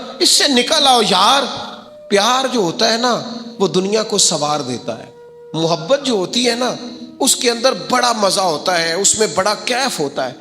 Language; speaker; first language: Urdu; non-native, local second language; Punjabi